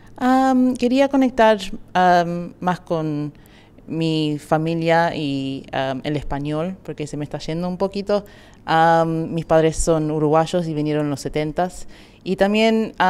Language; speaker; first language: Spanish; early bilingual, heritage; Spanish